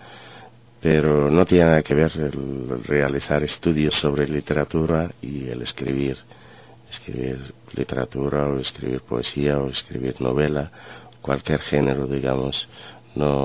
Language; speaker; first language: Spanish; non-native, fluent; Arabic